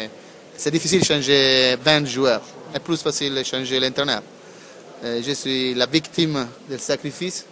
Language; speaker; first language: French; non-native, learner; Italian